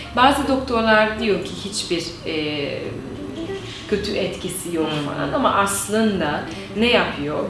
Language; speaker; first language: Turkish; non-native, fluent; Hungarian